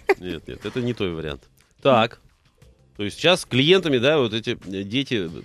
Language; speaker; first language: Russian; native; Russian